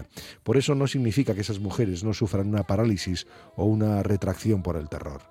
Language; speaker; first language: Spanish; native; Spanish